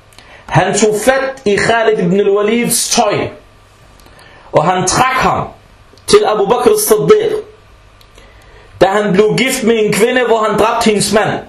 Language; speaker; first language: Danish; early bilingual, other home language; Arabic